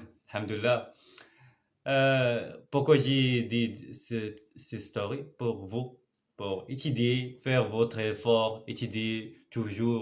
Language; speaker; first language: French; non-native, learner; Arabic